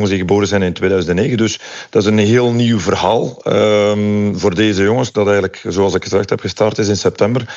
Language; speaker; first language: Dutch; native; Dutch